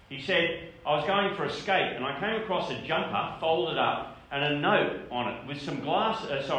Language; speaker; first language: English; native; English